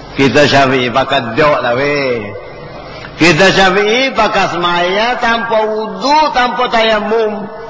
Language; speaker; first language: Malay; native; Malay